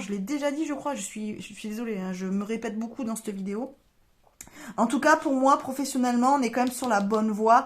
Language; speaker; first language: French; native; French